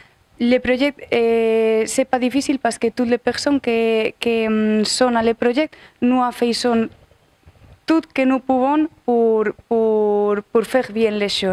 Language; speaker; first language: French; non-native, learner; Spanish